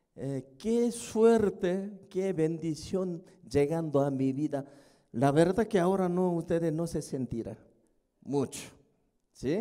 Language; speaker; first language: Spanish; non-native, fluent; Korean